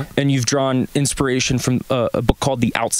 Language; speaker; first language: English; native; English